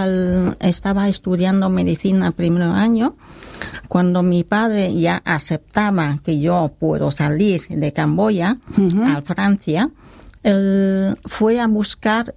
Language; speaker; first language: Spanish; non-native, learner; Khmer